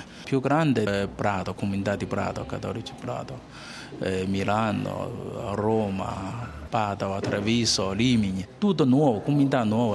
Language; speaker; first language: Italian; non-native, learner; Chinese